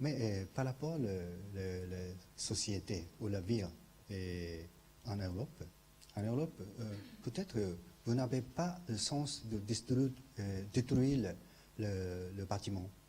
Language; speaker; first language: French; non-native, learner; Japanese